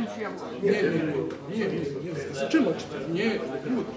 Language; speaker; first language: Russian; non-native, learner; Serbian